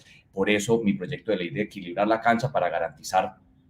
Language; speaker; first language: Spanish; native; Spanish